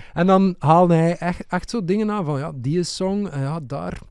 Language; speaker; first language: Dutch; native; Dutch